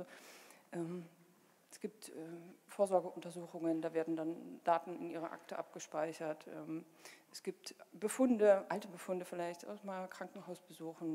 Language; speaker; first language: German; native; German